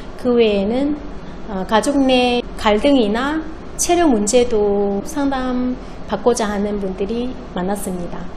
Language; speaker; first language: Korean; non-native, fluent; Vietnamese